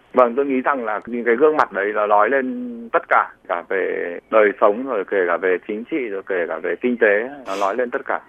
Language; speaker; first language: Vietnamese; native; Vietnamese